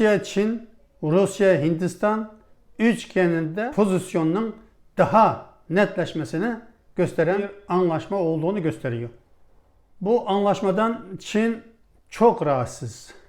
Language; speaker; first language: Turkish; non-native, fluent; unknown